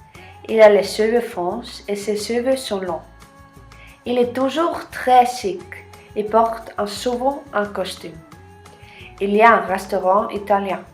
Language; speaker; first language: French; non-native, learner; Icelandic